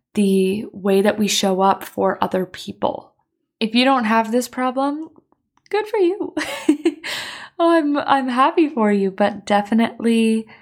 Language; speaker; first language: English; native; English